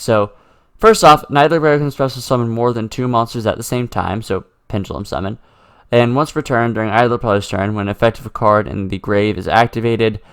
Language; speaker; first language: English; native; English